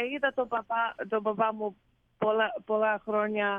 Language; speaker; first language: Greek; early bilingual, heritage; Greek